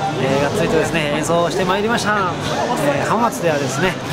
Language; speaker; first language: Japanese; native; Japanese